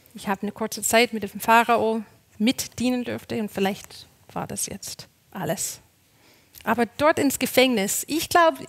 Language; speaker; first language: German; non-native, fluent; English